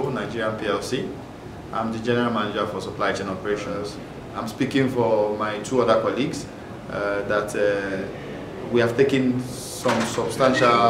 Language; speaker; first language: English; native; English